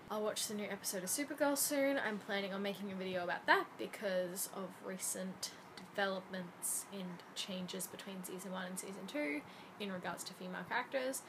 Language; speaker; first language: English; native; English